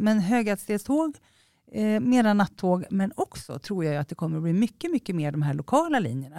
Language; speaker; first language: Swedish; native; Swedish